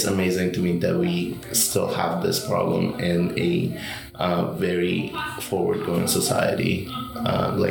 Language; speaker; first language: English; non-native, fluent; Persian